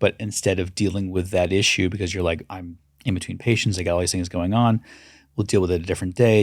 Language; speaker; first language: English; native; English